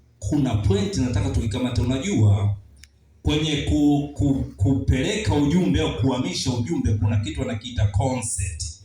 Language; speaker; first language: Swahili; native; Swahili